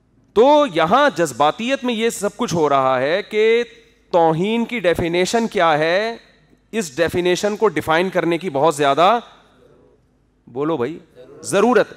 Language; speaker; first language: Urdu; native; Urdu